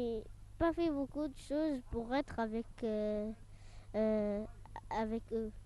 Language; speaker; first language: French; non-native, local second language; Arabic